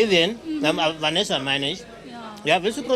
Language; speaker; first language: German; non-native, fluent; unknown